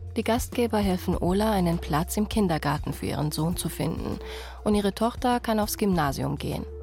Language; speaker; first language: German; early bilingual, other home language; Persian